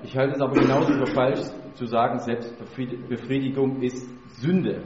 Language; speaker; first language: German; native; German